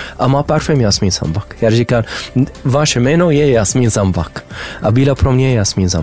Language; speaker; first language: Czech; non-native, learner; Arabic